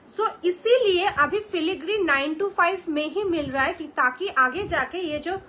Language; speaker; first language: Hindi; non-native, local second language; Bangla